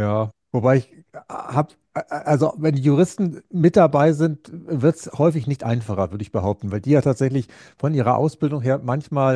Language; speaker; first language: German; native; German